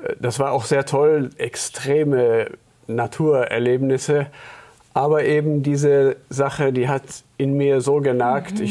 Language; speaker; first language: German; early bilingual, heritage; German